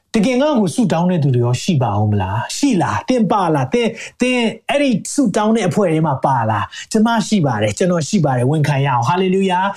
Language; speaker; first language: Burmese; non-native, local second language; Hakha Chin